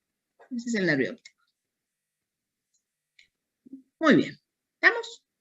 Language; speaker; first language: Spanish; native; Spanish